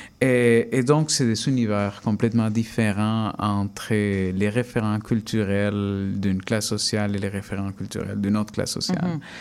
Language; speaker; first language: French; non-native, fluent; Spanish